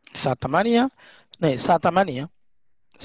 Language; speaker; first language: Arabic; non-native, fluent; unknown